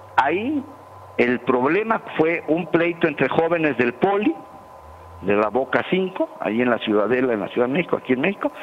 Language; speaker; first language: Spanish; native; Spanish